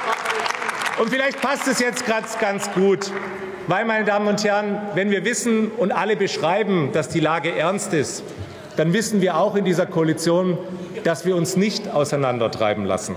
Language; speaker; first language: German; native; German